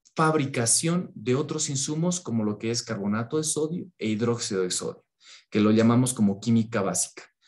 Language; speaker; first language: Spanish; native; Spanish